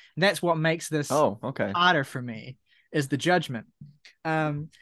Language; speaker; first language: English; native; English